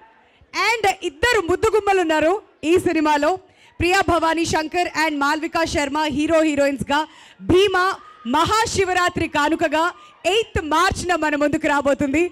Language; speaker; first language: Telugu; native; Telugu